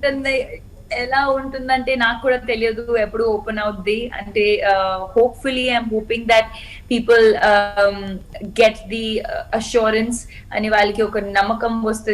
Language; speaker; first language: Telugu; non-native, local second language; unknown